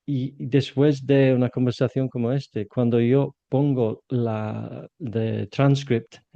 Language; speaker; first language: Spanish; non-native, fluent; English